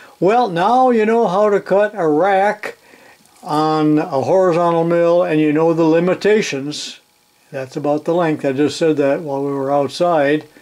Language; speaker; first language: English; native; English